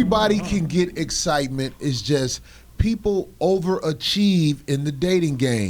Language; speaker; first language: English; native; English